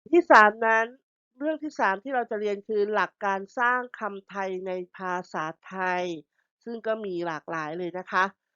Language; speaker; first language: Thai; native; Thai